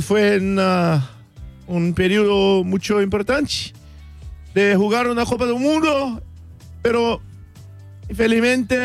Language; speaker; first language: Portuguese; non-native, learner; Spanish